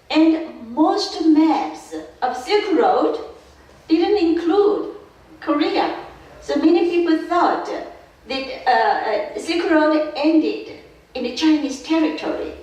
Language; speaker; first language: English; non-native, fluent; Korean